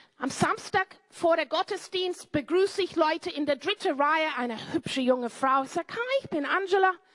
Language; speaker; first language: German; non-native, fluent; English